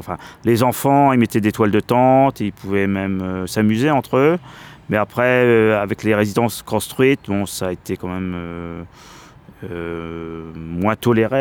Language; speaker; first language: French; native; French